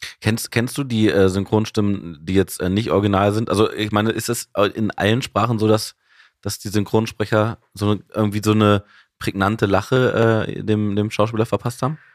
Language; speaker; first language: German; native; German